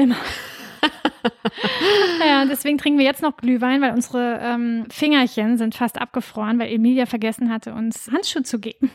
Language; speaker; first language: German; native; German